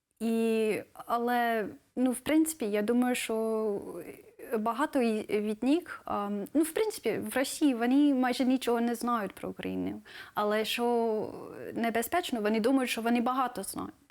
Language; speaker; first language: Ukrainian; non-native, fluent; English